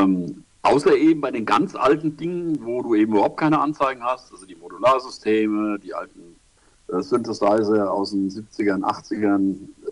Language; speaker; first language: German; native; German